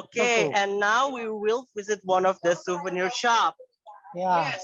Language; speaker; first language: English; non-native, fluent; Indonesian